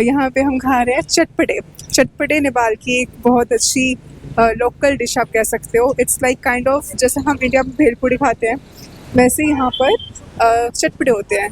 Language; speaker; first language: Hindi; native; Hindi